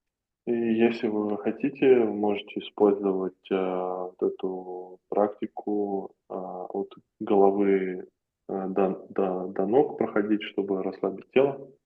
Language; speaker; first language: Russian; native; Russian